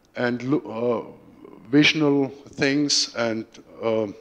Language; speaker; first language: English; non-native, fluent; German